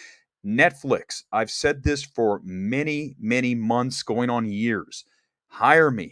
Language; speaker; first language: English; native; English